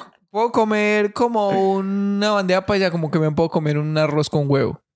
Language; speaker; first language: Spanish; native; Spanish